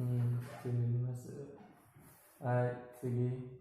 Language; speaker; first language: Japanese; non-native, learner; Indonesian